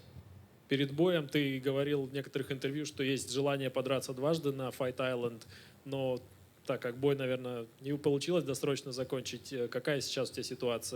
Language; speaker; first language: Russian; native; Russian